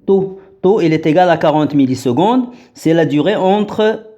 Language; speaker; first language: French; non-native, local second language; Arabic